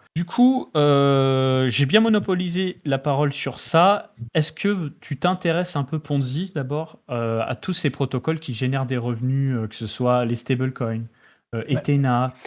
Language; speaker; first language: French; native; French